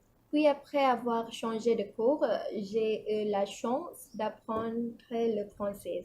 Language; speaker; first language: French; non-native, learner; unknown